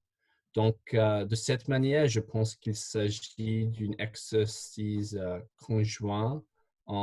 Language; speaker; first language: French; non-native, fluent; English